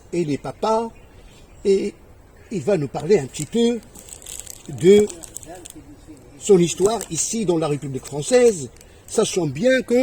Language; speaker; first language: French; native; French